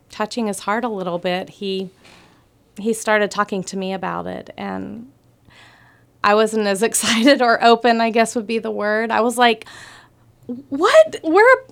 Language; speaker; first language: English; native; English